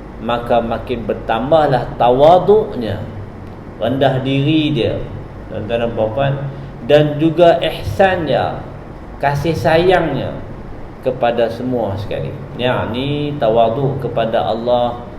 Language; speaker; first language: Malay; native; Malay